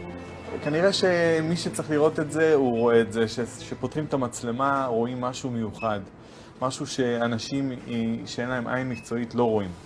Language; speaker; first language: Hebrew; native; Hebrew